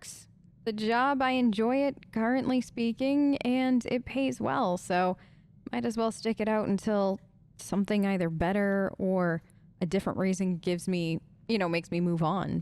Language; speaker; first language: English; native; English